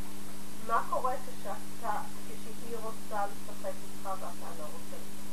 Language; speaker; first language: Hebrew; native; Hebrew